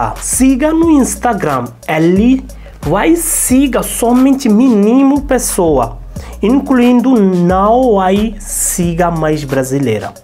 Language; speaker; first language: Portuguese; non-native, learner; Hindi